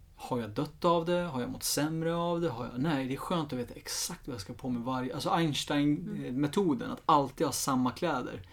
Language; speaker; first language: Swedish; early bilingual, other home language; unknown